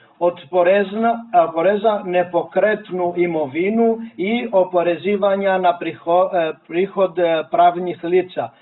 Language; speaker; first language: Serbian; non-native, fluent; Greek